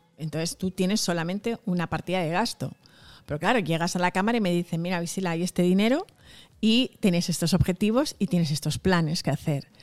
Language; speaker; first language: Spanish; early bilingual, other home language; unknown